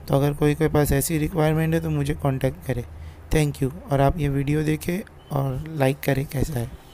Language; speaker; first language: Hindi; native; Hindi